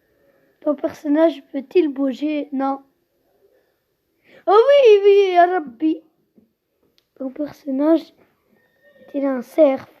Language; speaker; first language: French; non-native, local second language; Arabic